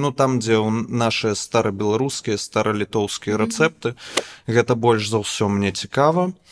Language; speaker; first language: Belarusian; native; Belarusian